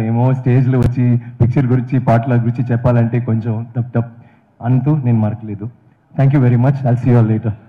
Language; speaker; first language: Telugu; non-native, learner; Tamil